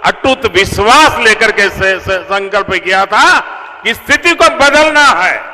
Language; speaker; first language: Hindi; non-native, local second language; Gujarati